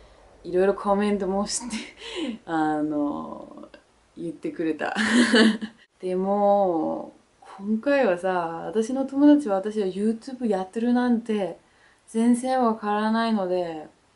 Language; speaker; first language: Japanese; non-native, learner; Danish